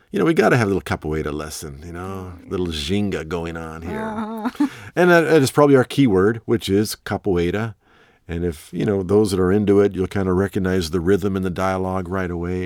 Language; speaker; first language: English; native; English